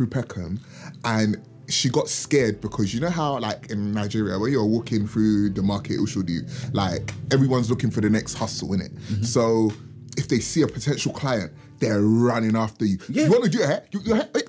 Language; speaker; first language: English; native; English